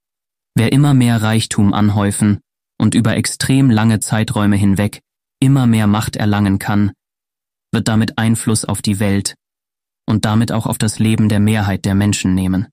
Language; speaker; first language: German; native; German